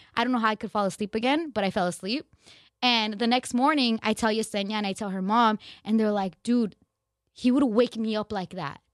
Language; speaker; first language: English; native; English